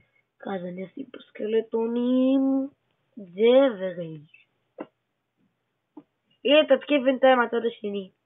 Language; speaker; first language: Hebrew; native; Hebrew